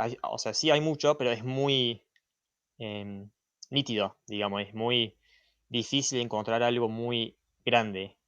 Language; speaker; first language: Spanish; non-native, fluent; English